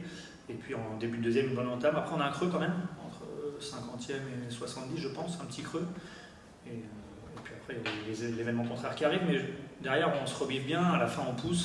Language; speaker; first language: French; native; French